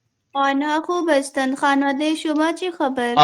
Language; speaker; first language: Persian; non-native, learner; Urdu